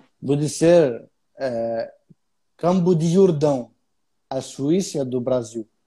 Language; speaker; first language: Portuguese; non-native, fluent; Arabic